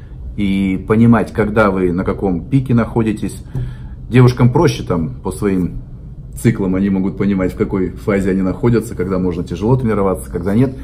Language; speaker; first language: Russian; native; Russian